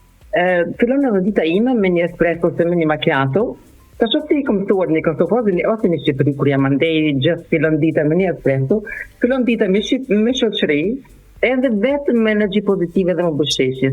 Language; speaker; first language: Albanian; non-native, learner; German